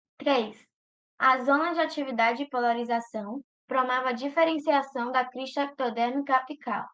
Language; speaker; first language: Portuguese; native; Portuguese